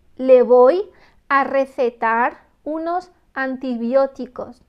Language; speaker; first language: Spanish; non-native, fluent; Arabic